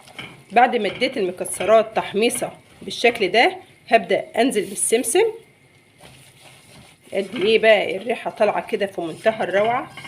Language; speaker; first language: Arabic; native; Arabic